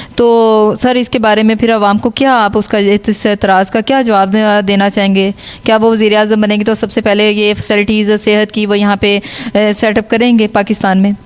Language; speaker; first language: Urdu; non-native, local second language; Pashto